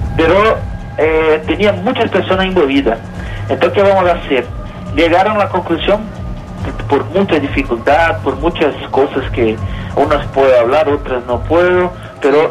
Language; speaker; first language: Spanish; non-native, learner; Portuguese